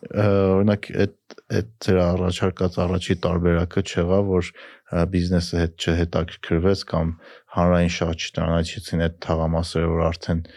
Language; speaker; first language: Armenian; native; Armenian